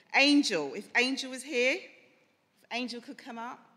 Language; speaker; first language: English; native; English